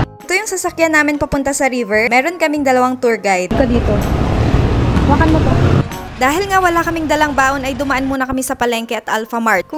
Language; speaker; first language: Filipino; native; Filipino